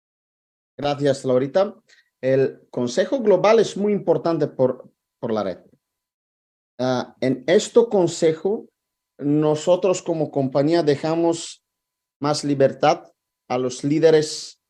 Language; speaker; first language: Spanish; non-native, fluent; Italian